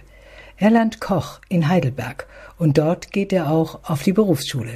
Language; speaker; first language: German; native; German